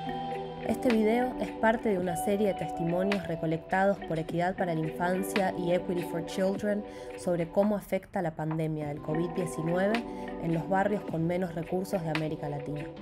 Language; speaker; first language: Spanish; native; Spanish